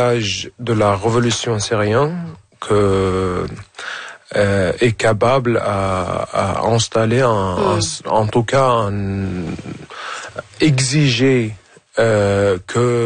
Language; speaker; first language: French; non-native, fluent; Arabic